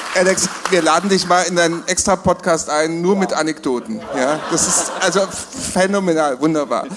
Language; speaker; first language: German; native; German